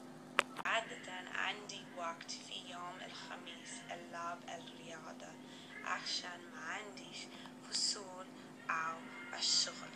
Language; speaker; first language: Arabic; non-native, learner; English